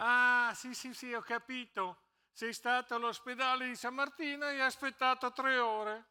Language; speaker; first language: Italian; native; Italian